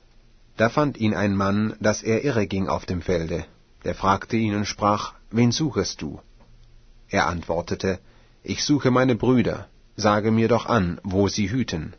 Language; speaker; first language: German; native; German